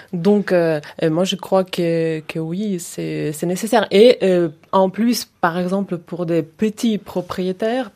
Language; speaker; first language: French; non-native, fluent; Ukrainian